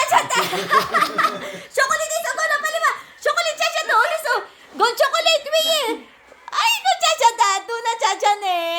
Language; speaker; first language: Korean; non-native, learner; Filipino